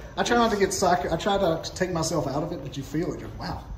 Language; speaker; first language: English; native; English